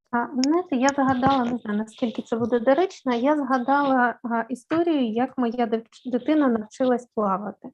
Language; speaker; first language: Ukrainian; native; Ukrainian